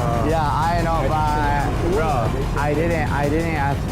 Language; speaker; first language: English; non-native, learner; Japanese